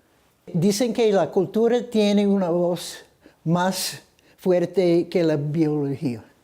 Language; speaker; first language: Spanish; non-native, fluent; English